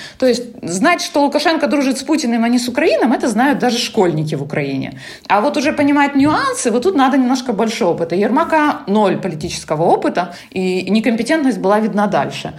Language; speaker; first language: Russian; non-native, local second language; Ukrainian